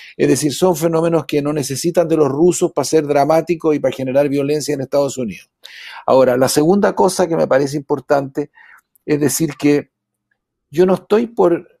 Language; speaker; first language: Spanish; native; Spanish